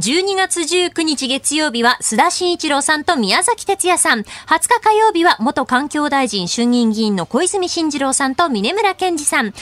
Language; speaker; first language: Japanese; native; Japanese